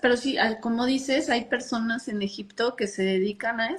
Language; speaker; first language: Spanish; native; Spanish